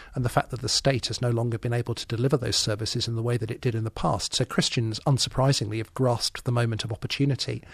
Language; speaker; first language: English; native; English